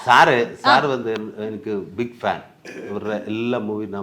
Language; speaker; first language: Tamil; non-native, learner; Malayalam